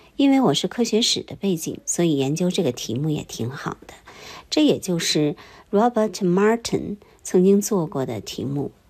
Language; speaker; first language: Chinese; native; Chinese